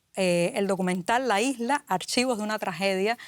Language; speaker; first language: Spanish; native; Spanish